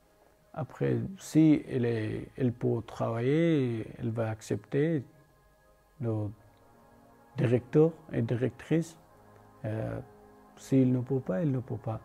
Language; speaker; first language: French; non-native, learner; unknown